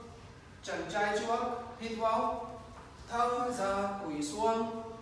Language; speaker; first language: Vietnamese; non-native, learner; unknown